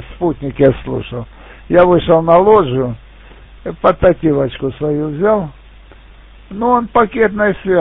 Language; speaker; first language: Russian; native; Russian